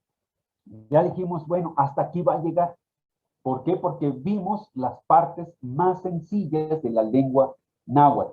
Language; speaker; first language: Spanish; native; Spanish